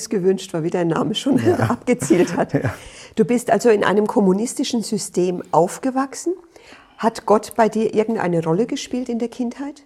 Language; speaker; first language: German; native; German